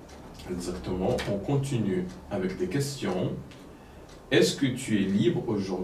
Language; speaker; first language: French; non-native, fluent; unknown